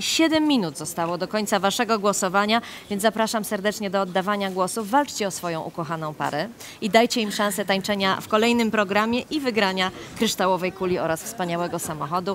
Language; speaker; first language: Polish; native; Polish